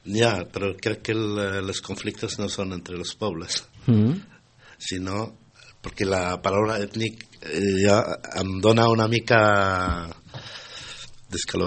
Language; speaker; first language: Catalan; non-native, fluent; Arabic